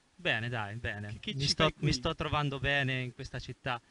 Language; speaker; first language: Italian; native; Italian